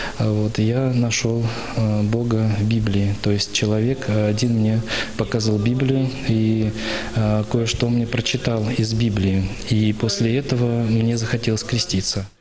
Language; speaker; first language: Russian; native; Russian